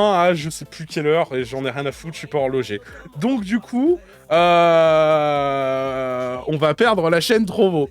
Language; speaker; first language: French; native; French